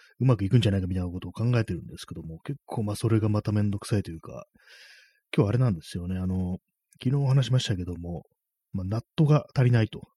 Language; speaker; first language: Japanese; native; Japanese